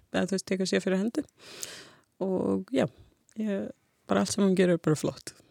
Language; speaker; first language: Icelandic; non-native, fluent; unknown